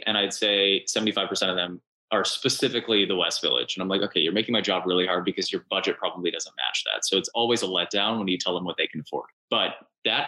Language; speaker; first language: English; native; English